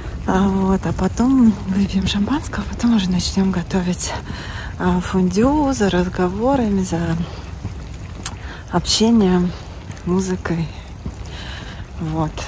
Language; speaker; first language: Russian; native; Russian